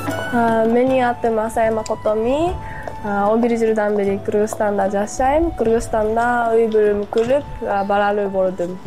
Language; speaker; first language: Kyrgyz; non-native, fluent; Japanese